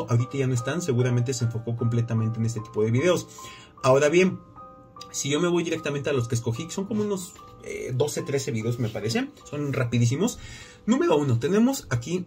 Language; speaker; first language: Spanish; native; Spanish